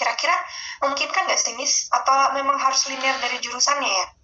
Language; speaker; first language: Indonesian; native; Indonesian